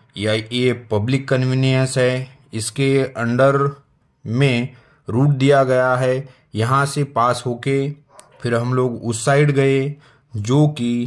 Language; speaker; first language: Hindi; non-native, local second language; Marathi